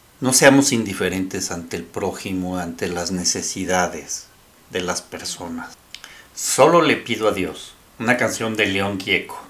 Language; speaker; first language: Spanish; native; Spanish